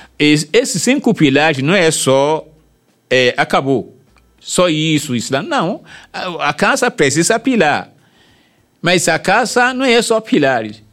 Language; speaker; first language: Portuguese; non-native, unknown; Yoruba